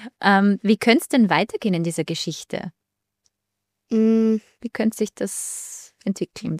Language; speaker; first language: German; native; German